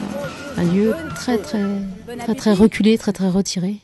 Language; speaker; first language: French; native; French